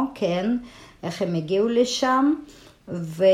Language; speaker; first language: Hebrew; non-native, fluent; Kazakh